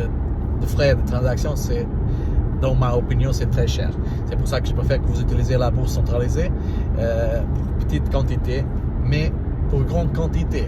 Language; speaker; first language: French; non-native, learner; Portuguese